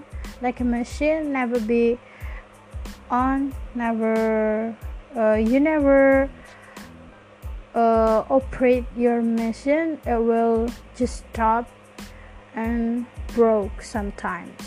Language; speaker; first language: English; non-native, learner; Malay